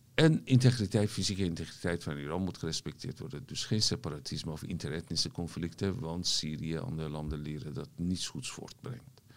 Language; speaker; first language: Dutch; non-native, fluent; Persian